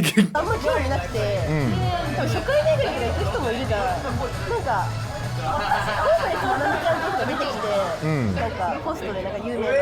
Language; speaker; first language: Japanese; native; Japanese